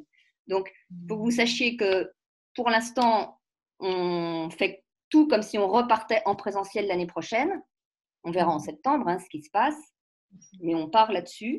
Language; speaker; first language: French; native; French